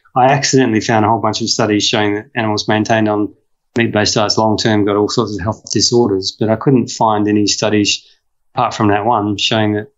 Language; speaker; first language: English; native; English